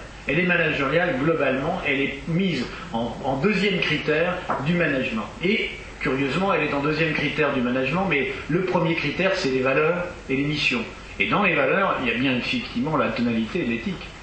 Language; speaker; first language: French; native; French